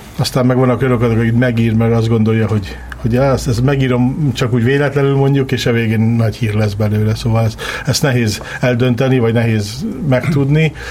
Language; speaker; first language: Hungarian; early bilingual, heritage; Hungarian